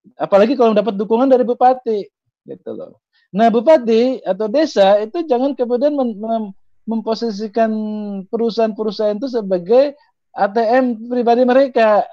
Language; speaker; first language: Indonesian; native; Indonesian